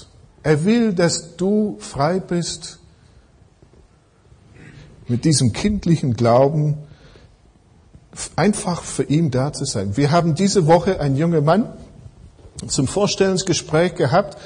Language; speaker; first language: German; non-native, fluent; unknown